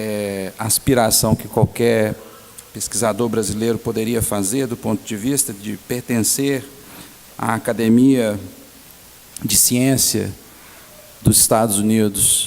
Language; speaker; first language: Portuguese; native; Portuguese